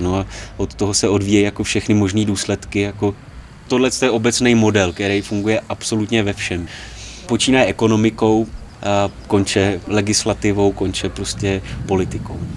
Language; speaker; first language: Czech; native; Czech